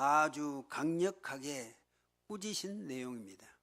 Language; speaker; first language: Korean; native; Korean